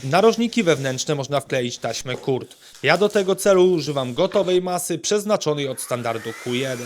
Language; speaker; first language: Polish; native; Polish